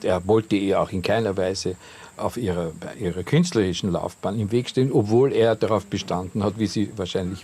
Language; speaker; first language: German; native; German